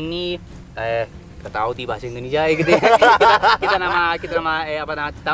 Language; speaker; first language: Indonesian; non-native, learner; English